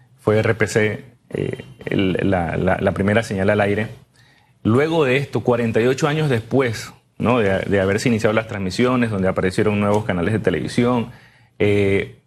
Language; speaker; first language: Spanish; native; Spanish